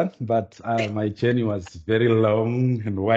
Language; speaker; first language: English; non-native, local second language; Shona